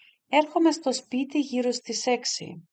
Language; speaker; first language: Greek; non-native, fluent; Russian